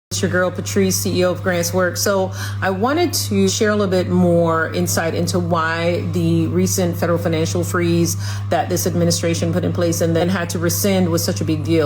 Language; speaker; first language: English; native; English